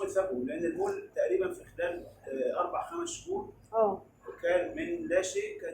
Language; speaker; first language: Arabic; native; Arabic